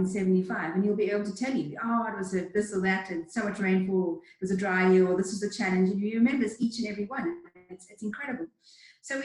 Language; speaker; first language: English; native; English